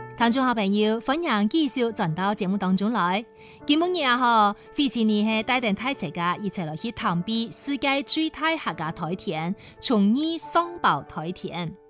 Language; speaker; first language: Chinese; non-native, local second language; Cantonese